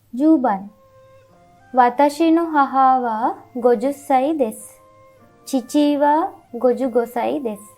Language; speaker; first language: Japanese; non-native, fluent; Sinhala